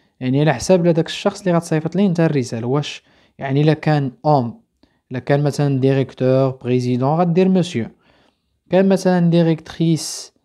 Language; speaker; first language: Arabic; native; Arabic